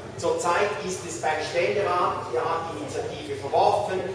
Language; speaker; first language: German; native; German